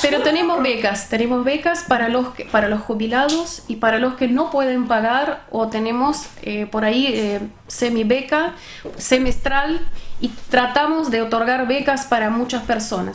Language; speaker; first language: Spanish; non-native, fluent; Russian